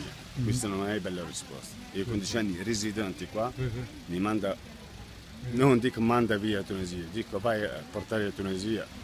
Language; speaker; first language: Italian; non-native, learner; Arabic